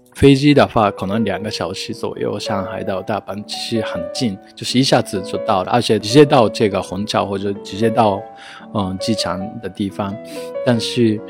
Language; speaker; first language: Chinese; non-native, fluent; Japanese